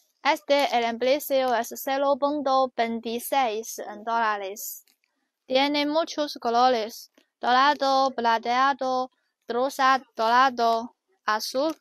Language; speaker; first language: Spanish; non-native, learner; Chinese